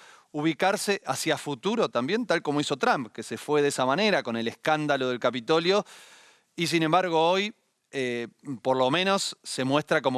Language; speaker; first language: Spanish; native; Spanish